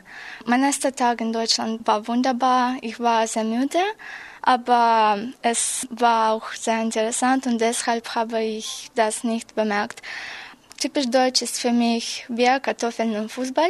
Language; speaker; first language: German; non-native, learner; Romanian